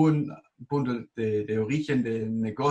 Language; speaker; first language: Spanish; non-native, fluent; German